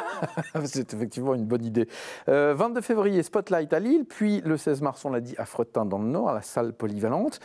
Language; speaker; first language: French; native; French